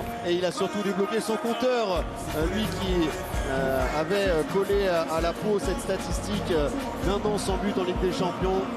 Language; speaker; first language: French; native; French